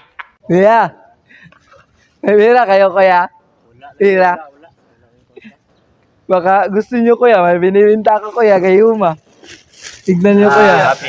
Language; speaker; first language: Filipino; non-native, local second language; Cebuano